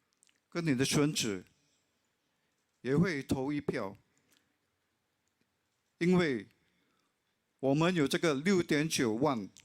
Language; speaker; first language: Chinese; non-native, local second language; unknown